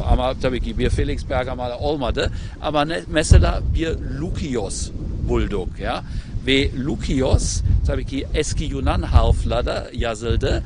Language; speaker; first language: Turkish; non-native, learner; German